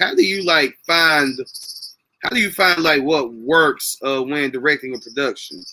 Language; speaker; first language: English; native; English